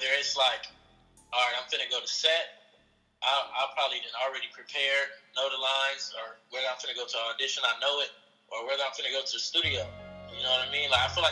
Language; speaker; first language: English; native; English